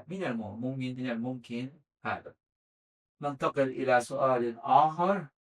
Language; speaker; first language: Arabic; non-native, fluent; Azerbaijani